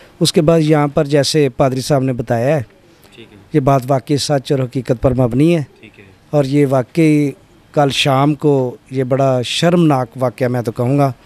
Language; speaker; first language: Urdu; non-native, local second language; Punjabi